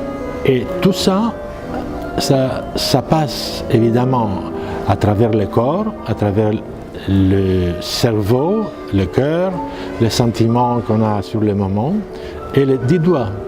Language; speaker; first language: French; non-native, fluent; Greek